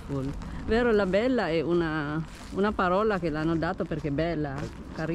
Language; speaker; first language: Italian; non-native, fluent; Filipino